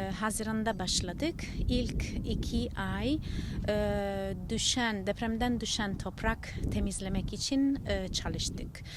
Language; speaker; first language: Turkish; non-native, learner; Italian